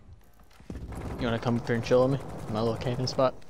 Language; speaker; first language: English; native; English